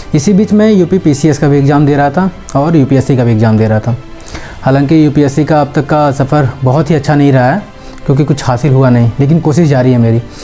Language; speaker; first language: Hindi; native; Hindi